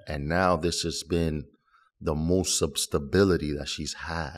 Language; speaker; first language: English; early bilingual, other home language; Spanish